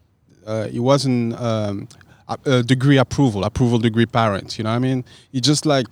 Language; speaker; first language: English; non-native, fluent; French